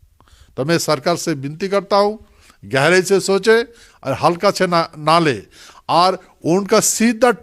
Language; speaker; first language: Hindi; non-native, local second language; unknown